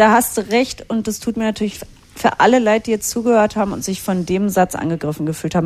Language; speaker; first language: German; native; German